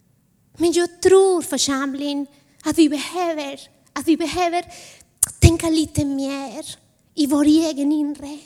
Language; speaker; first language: Swedish; non-native, fluent; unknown